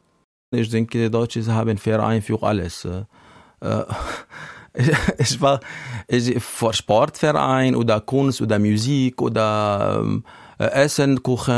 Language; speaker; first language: German; non-native, learner; Arabic